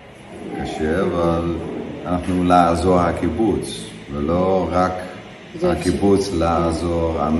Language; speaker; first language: Hebrew; non-native, learner; Dutch